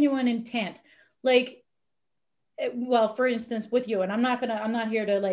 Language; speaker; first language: English; native; English